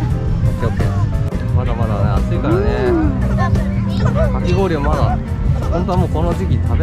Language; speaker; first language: Japanese; native; Japanese